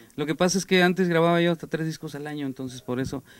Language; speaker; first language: Spanish; native; Spanish